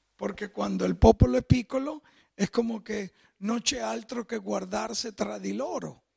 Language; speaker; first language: Italian; non-native, fluent; Spanish